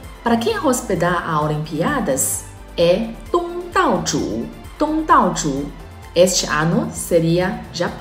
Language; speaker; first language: Portuguese; non-native, fluent; Chinese